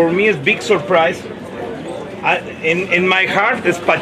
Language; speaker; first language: English; non-native, learner; Spanish